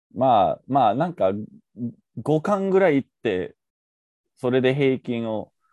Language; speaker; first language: Japanese; non-native, fluent; English